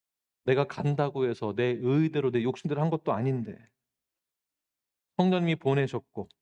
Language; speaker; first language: Korean; native; Korean